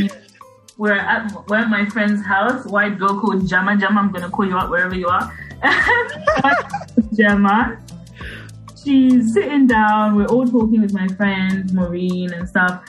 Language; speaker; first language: English; non-native, local second language; Bemba